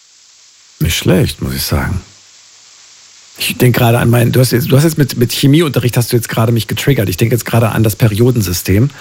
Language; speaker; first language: German; native; German